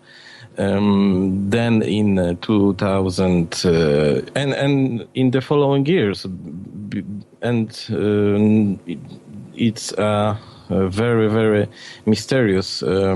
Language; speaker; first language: English; non-native, fluent; Polish